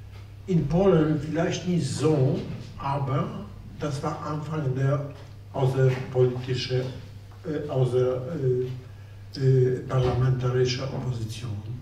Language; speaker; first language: German; non-native, fluent; Polish